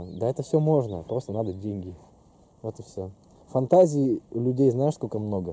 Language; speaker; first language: Russian; native; Russian